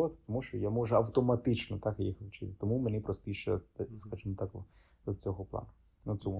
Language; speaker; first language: Ukrainian; non-native, fluent; Italian